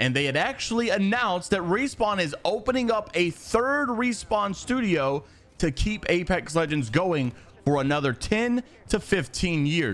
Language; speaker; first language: English; native; English